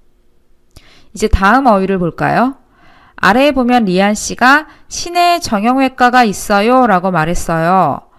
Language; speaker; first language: Korean; native; Korean